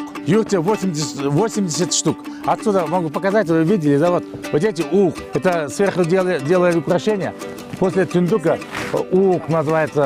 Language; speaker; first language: Russian; non-native, local second language; Kyrgyz